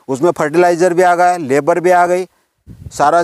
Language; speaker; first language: Hindi; native; Hindi